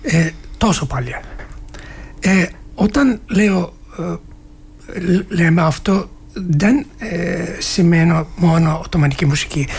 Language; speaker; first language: Greek; non-native, fluent; Turkish